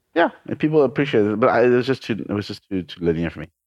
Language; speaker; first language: English; native; English